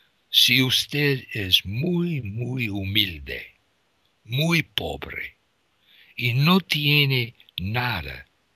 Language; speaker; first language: Spanish; non-native, learner; English